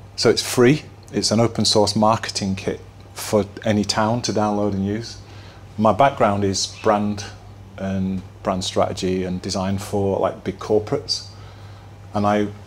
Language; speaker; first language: English; native; English